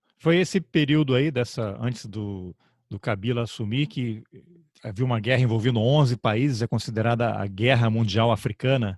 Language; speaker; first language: Portuguese; native; Portuguese